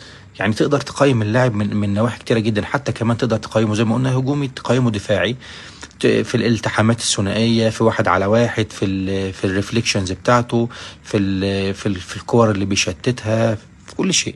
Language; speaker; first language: Arabic; native; Arabic